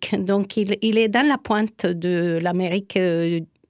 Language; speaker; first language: French; non-native, fluent; Spanish